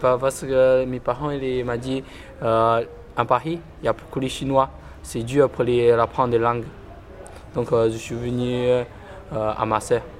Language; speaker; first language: French; non-native, learner; Chinese